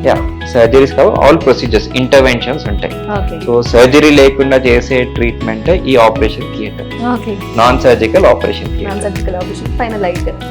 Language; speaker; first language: Telugu; native; Telugu